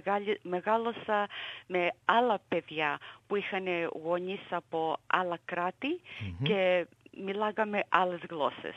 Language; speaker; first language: Greek; early bilingual, heritage; Greek